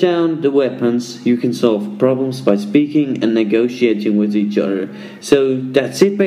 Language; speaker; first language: English; non-native, fluent; Swiss German